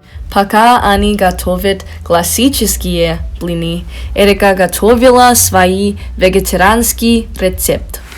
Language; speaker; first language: Russian; non-native, learner; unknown